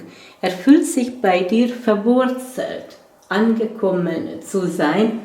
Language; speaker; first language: German; non-native, fluent; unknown